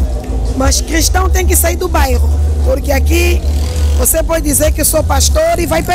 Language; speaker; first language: Portuguese; non-native, local second language; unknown